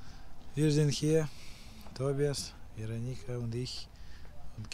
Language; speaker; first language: German; non-native, learner; Russian